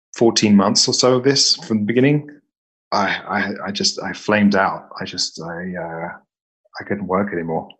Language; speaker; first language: English; native; English